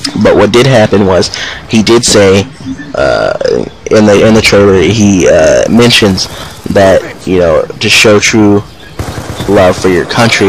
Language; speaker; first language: English; native; English